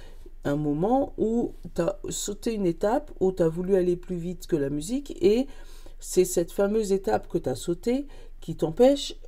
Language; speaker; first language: French; native; French